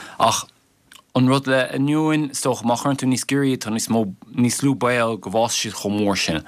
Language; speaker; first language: Irish; native; Irish